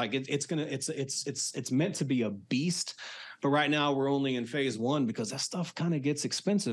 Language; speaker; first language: English; native; English